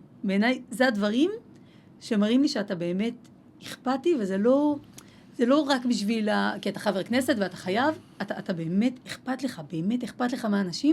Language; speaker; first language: Hebrew; native; Hebrew